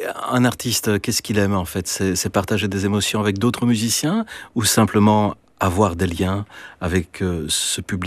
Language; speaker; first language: French; native; French